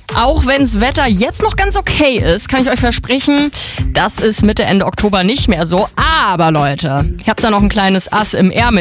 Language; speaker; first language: German; native; German